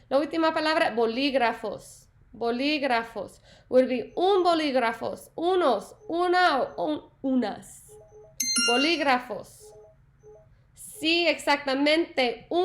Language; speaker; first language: Spanish; non-native, learner; English